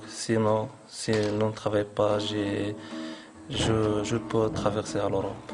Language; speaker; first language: French; non-native, local second language; Arabic